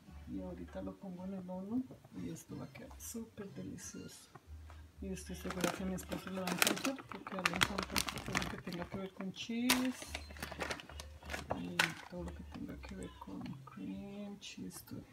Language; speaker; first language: Spanish; native; Spanish